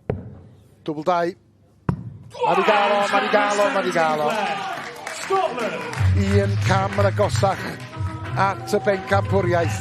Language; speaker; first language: Welsh; native; Welsh